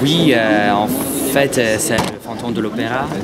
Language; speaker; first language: French; non-native, fluent; Italian